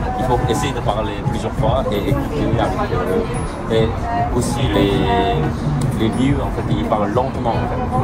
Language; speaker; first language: French; non-native, learner; Korean